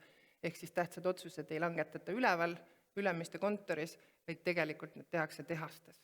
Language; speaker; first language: Estonian; native; Estonian